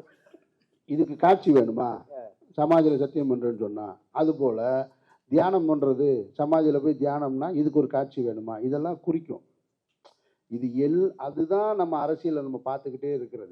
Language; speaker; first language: Tamil; native; Tamil